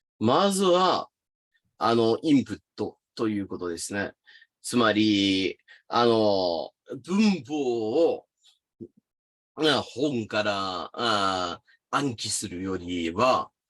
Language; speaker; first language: Japanese; non-native, fluent; English